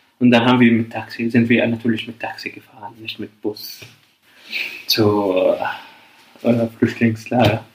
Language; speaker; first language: German; non-native, fluent; Arabic